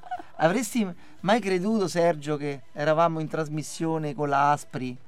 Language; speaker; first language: Italian; native; Italian